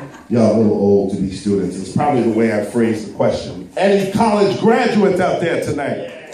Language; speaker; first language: English; native; English